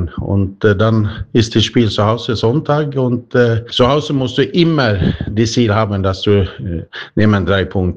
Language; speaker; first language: German; non-native, fluent; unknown